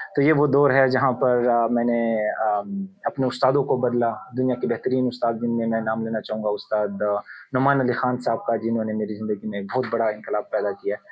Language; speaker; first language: Urdu; non-native, local second language; Pashto